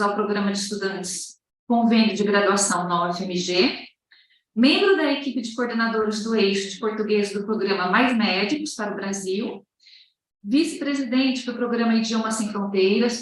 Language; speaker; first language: Portuguese; native; Portuguese